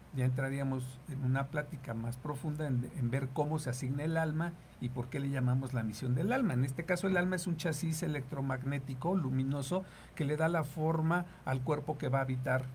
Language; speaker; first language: Spanish; native; Spanish